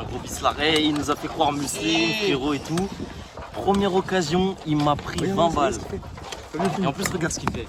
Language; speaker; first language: French; native; French